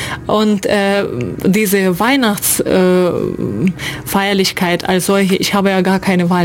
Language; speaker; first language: German; non-native, fluent; Russian